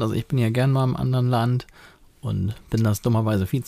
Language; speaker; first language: German; native; German